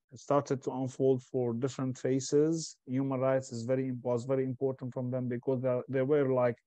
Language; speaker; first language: English; non-native, fluent; Arabic